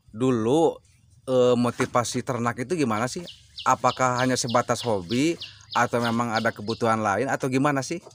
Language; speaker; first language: Indonesian; non-native, local second language; Javanese